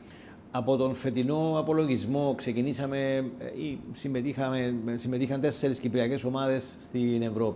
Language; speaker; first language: Greek; native; Greek